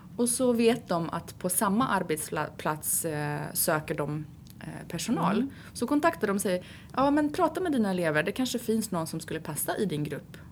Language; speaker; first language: Swedish; native; Swedish